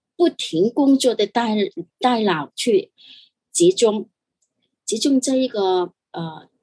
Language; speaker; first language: Chinese; non-native, fluent; Cantonese